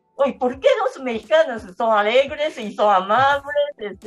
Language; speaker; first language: Spanish; non-native, learner; Japanese